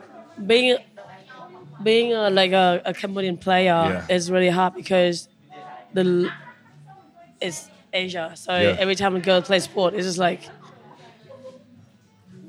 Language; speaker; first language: English; non-native, fluent; Khmer